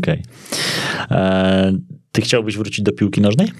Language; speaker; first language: Polish; native; Polish